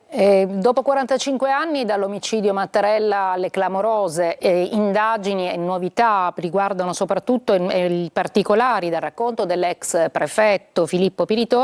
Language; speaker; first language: Italian; native; Italian